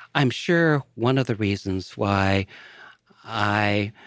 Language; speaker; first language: English; native; English